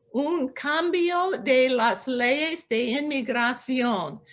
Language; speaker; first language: Spanish; non-native, local second language; English